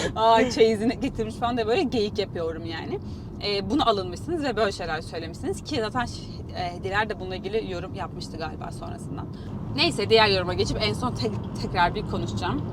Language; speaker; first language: Turkish; native; Turkish